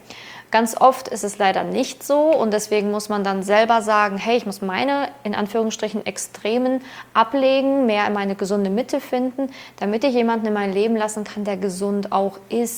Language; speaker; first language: German; native; German